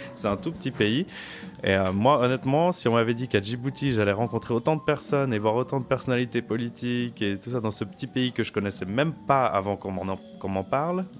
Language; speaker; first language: French; native; French